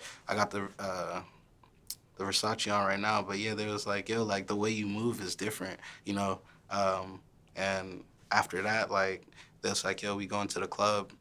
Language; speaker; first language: English; early bilingual, other home language; Haitian Creole